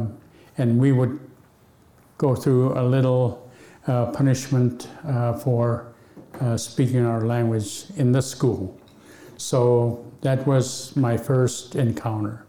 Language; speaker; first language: English; early bilingual, other home language; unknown